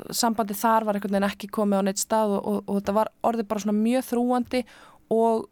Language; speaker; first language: Icelandic; native; Icelandic